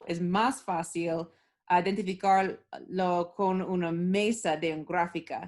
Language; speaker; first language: Spanish; non-native, learner; English